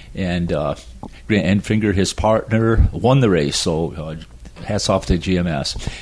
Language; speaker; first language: English; native; English